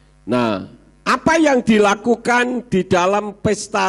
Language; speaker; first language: Indonesian; native; Indonesian